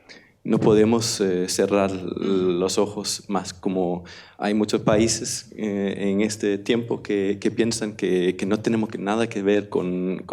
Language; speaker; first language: Spanish; non-native, learner; Danish